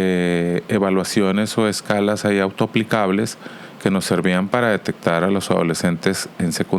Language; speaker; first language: Spanish; native; Spanish